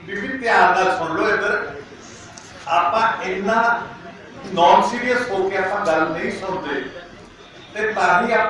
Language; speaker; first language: Hindi; non-native, local second language; Punjabi